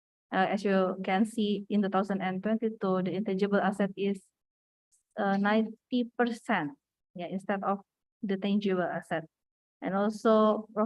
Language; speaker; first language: English; non-native, fluent; Indonesian